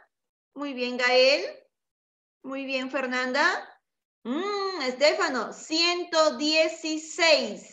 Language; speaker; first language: Spanish; native; Spanish